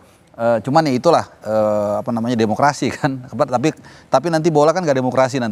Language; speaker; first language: Indonesian; native; Indonesian